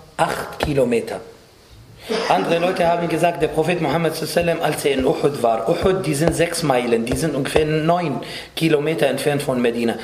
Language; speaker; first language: German; non-native, fluent; Arabic